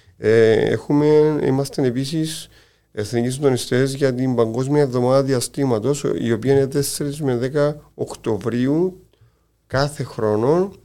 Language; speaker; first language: Greek; native; Greek